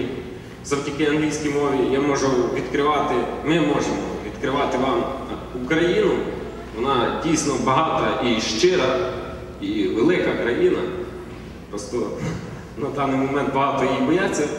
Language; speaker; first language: Ukrainian; native; Ukrainian